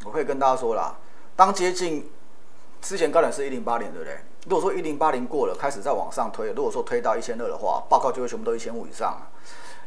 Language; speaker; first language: Chinese; native; Chinese